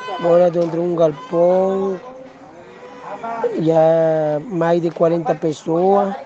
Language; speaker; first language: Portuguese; non-native, learner; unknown